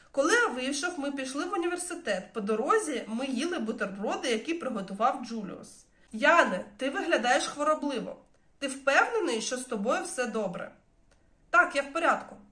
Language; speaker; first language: Ukrainian; non-native, local second language; Russian